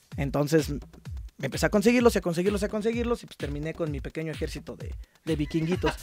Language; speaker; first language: Spanish; native; Spanish